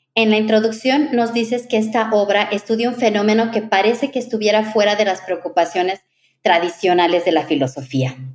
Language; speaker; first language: Spanish; native; Spanish